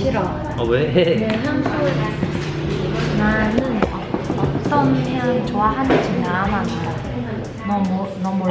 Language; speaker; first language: Korean; non-native, learner; Vietnamese